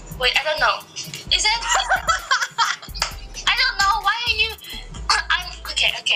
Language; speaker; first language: English; non-native, local second language; Filipino